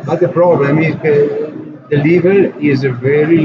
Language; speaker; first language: English; non-native, learner; Italian